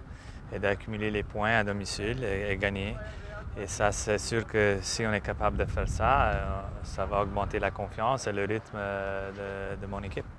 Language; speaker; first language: French; non-native, local second language; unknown